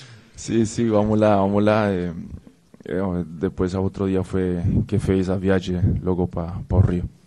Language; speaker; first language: Portuguese; non-native, fluent; Spanish